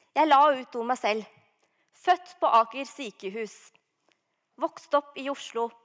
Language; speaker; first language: Norwegian; native; Norwegian